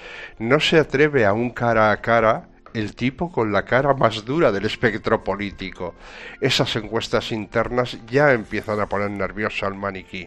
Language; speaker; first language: Spanish; native; Spanish